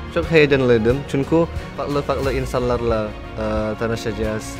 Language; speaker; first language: Turkish; non-native, fluent; Indonesian